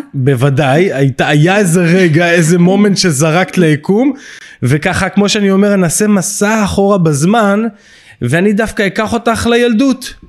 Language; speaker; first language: Hebrew; native; Hebrew